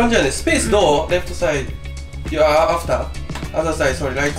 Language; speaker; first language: Japanese; native; Japanese